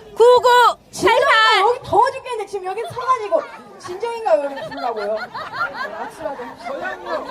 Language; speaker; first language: Korean; native; Korean